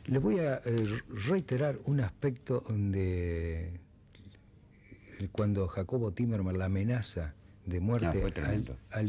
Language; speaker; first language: Spanish; native; Spanish